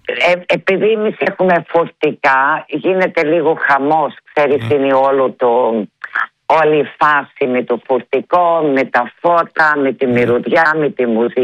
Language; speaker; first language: Greek; early bilingual, heritage; Greek